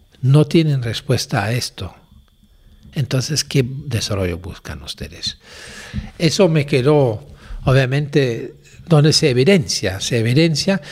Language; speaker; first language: Spanish; non-native, fluent; German